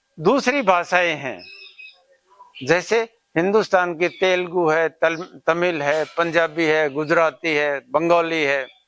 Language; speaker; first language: Hindi; native; Hindi